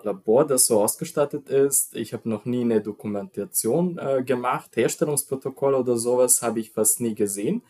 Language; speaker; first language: German; non-native, fluent; Serbian